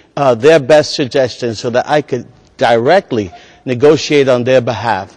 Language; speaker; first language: English; early bilingual, other home language; Spanish